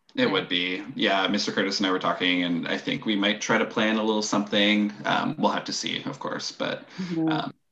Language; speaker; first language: English; non-native, fluent; French